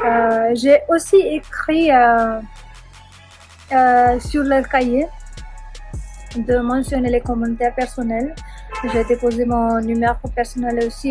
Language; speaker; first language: French; non-native, learner; Punjabi